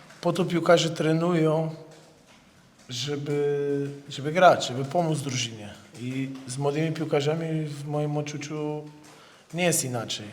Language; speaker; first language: Polish; non-native, fluent; Portuguese